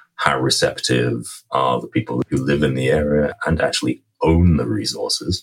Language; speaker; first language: English; native; English